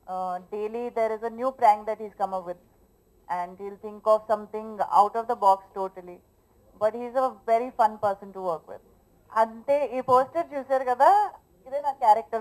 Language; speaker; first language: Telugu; non-native, local second language; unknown